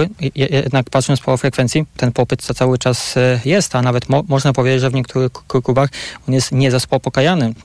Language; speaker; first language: Polish; native; Polish